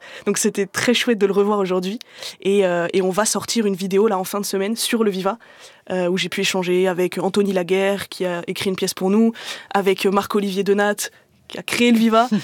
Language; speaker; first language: French; native; French